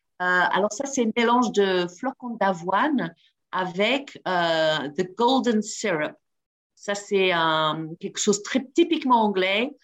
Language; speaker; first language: French; non-native, fluent; English